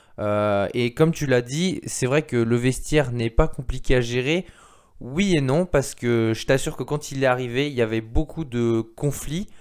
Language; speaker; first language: French; native; French